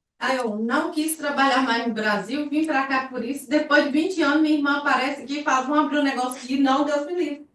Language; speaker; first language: Portuguese; native; Portuguese